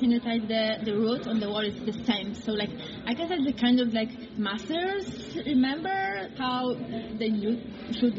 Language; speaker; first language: English; non-native, fluent; Polish